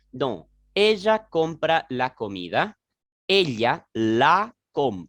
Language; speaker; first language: Spanish; non-native, learner; French